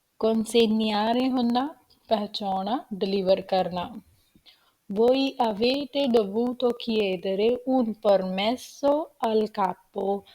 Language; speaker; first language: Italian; non-native, fluent; Punjabi